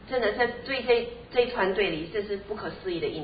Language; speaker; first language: Chinese; native; Chinese